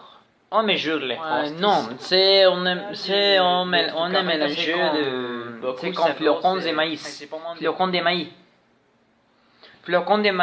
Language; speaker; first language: French; non-native, learner; Spanish